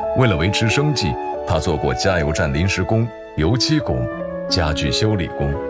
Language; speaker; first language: Chinese; native; Chinese